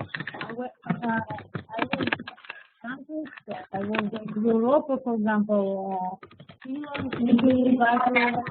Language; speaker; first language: English; non-native, learner; Russian